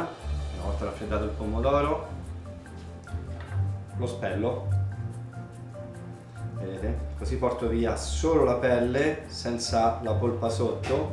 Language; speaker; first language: Italian; native; Italian